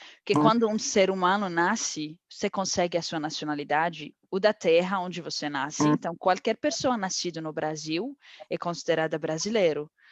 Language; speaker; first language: Portuguese; non-native, fluent; Arabic